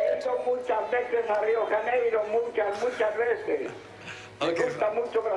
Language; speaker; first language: Portuguese; non-native, learner; Spanish